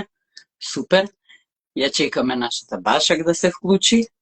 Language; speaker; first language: Macedonian; native; Macedonian